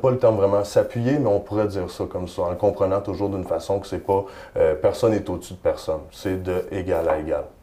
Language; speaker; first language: French; native; French